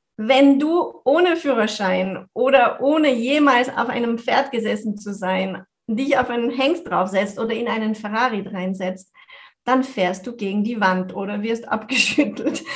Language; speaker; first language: German; non-native, fluent; French